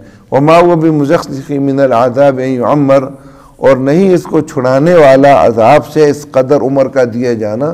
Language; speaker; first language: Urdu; native; Urdu